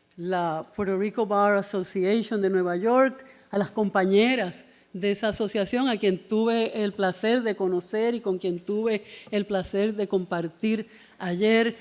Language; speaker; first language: Spanish; native; Spanish